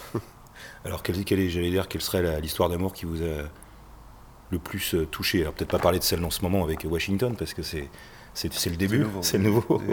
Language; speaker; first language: French; native; French